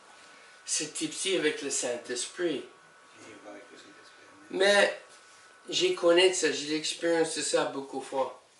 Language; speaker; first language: French; non-native, learner; English